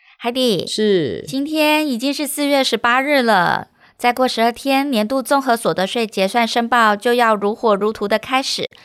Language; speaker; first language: Chinese; native; Chinese